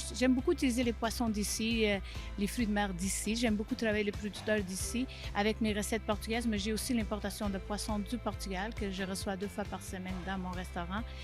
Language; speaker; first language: French; non-native, fluent; Portuguese